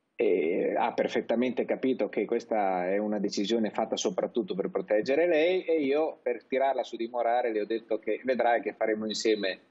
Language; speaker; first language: Italian; native; Italian